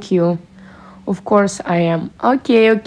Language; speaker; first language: English; non-native, learner; Russian